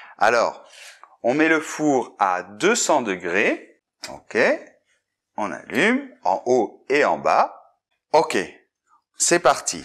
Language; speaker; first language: French; native; French